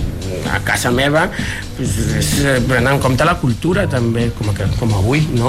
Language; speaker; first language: Catalan; non-native, fluent; Spanish